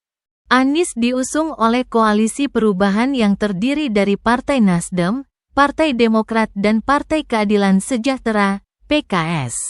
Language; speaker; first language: Indonesian; native; Indonesian